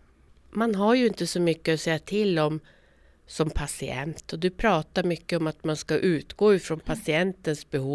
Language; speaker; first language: Swedish; native; Swedish